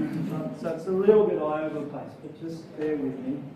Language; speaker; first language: English; native; English